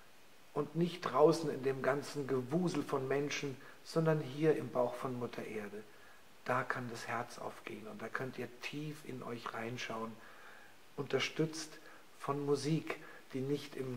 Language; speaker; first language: German; native; German